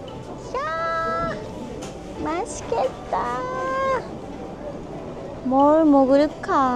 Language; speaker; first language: Korean; non-native, learner; Japanese